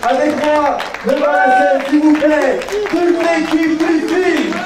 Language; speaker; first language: French; native; French